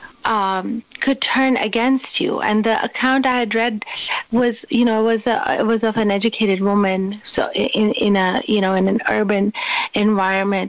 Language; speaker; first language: English; non-native, local second language; Urdu